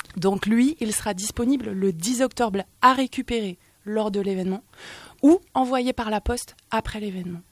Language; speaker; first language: French; native; French